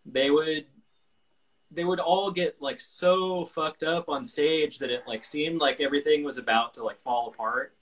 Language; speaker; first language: English; native; English